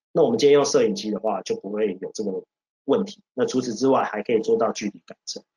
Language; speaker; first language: Chinese; native; Chinese